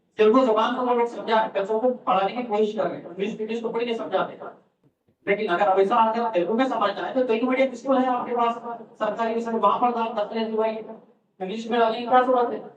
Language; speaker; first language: Urdu; native; Urdu